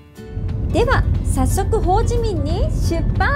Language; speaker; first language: Japanese; native; Japanese